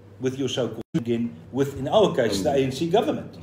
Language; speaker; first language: English; non-native, local second language; Afrikaans